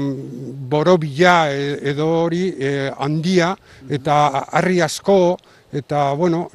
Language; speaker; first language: Basque; non-native, local second language; Spanish